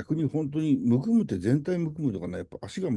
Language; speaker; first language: Japanese; native; Japanese